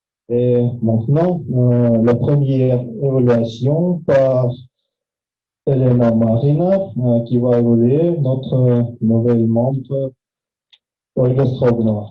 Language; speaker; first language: French; non-native, fluent; Russian